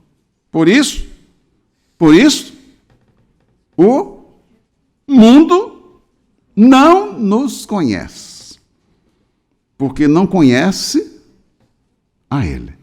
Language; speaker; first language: Portuguese; native; Portuguese